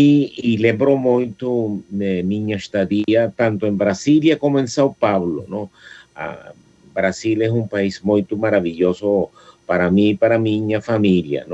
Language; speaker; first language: Portuguese; non-native, fluent; Spanish